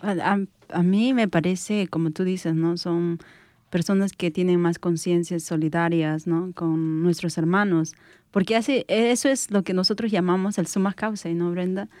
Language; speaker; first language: Spanish; non-native, local second language; Quechua